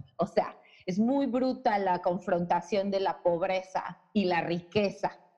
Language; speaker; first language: Spanish; native; Spanish